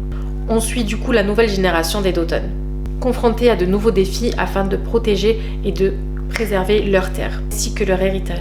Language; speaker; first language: French; native; French